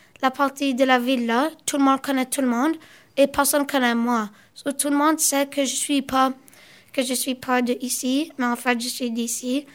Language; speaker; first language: French; early bilingual, other home language; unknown